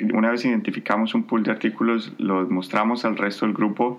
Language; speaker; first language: Spanish; native; Spanish